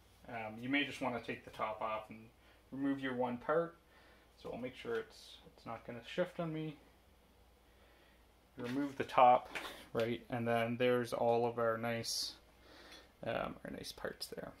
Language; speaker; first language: English; native; English